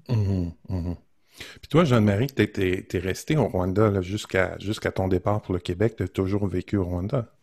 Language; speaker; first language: French; native; French